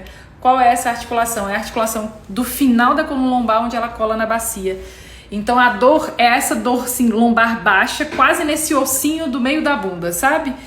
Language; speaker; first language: Portuguese; native; Portuguese